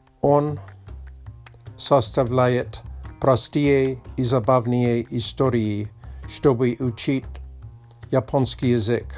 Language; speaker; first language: Russian; non-native, learner; Polish